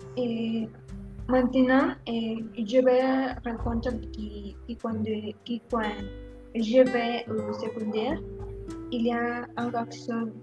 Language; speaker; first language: French; non-native, learner; Spanish